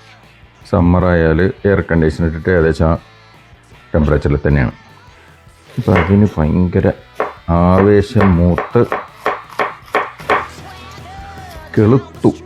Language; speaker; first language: Malayalam; native; Malayalam